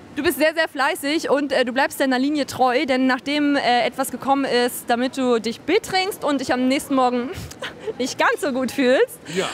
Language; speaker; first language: German; native; German